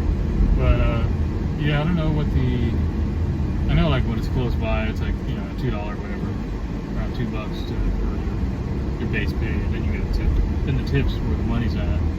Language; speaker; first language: English; native; English